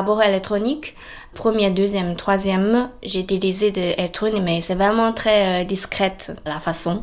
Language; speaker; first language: French; non-native, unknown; Chinese